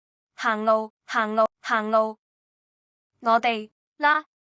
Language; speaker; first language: Cantonese; non-native, learner; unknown